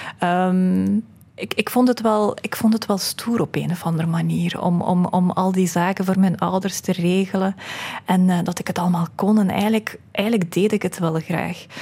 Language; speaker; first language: Dutch; early bilingual, other home language; Russian